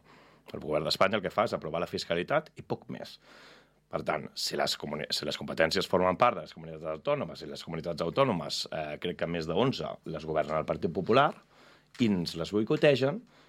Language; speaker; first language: Catalan; native; Catalan